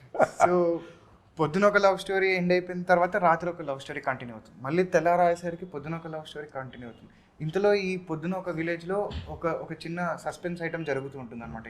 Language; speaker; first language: Telugu; native; Telugu